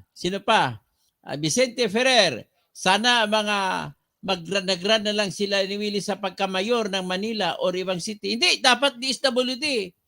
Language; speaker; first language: Filipino; non-native, local second language; Cebuano